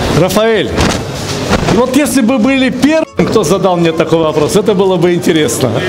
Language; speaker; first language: Russian; native; Russian